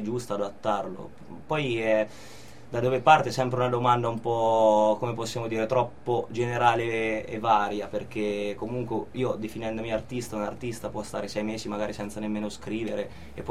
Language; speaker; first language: Italian; native; Italian